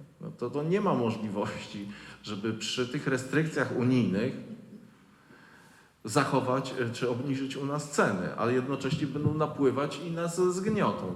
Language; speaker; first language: Polish; native; Polish